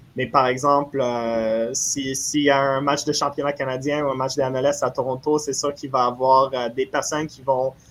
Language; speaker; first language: French; native; French